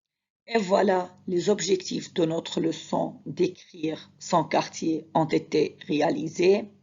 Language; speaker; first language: French; non-native, fluent; Arabic